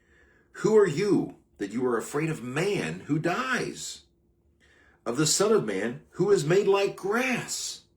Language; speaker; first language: English; native; English